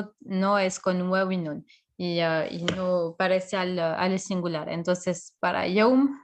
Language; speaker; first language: Spanish; non-native, fluent; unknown